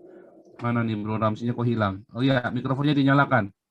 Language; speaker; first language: Indonesian; native; Indonesian